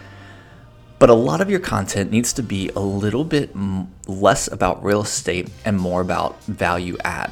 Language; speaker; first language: English; native; English